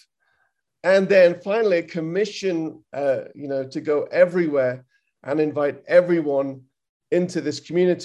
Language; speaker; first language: English; native; English